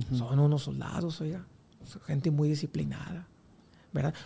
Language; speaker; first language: Spanish; native; Spanish